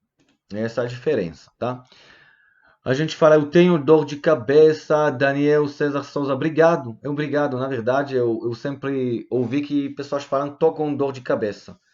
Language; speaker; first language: Portuguese; non-native, fluent; Hebrew